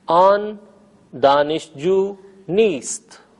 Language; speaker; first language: Persian; non-native, fluent; Urdu